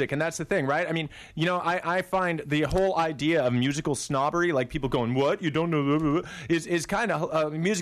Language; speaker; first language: English; native; English